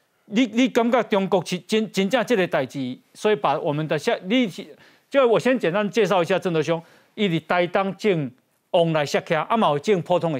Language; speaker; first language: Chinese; native; Chinese